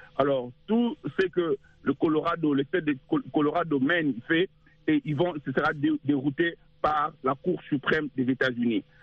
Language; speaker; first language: French; non-native, local second language; Lingala